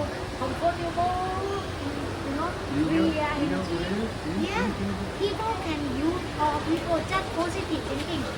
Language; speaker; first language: English; non-native, learner; Thai